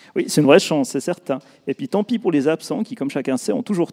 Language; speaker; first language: French; native; French